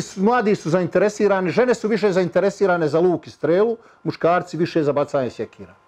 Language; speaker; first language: Bosnian; native; Bosnian